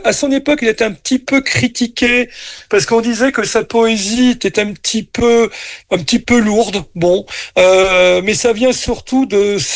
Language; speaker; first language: French; native; French